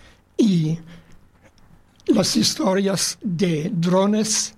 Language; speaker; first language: Spanish; non-native, fluent; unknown